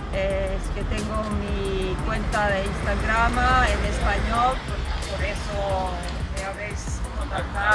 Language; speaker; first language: Spanish; non-native, fluent; Serbian